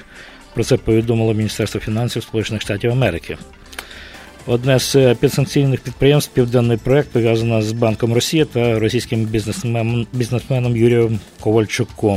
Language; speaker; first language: Ukrainian; native; Ukrainian